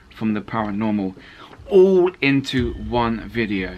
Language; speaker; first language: English; native; English